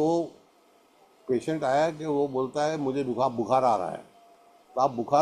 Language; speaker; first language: Hindi; non-native, local second language; Marathi